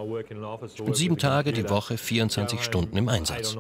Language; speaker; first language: German; non-native, fluent; English